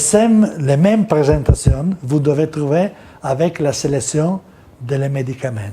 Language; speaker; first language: French; non-native, learner; Italian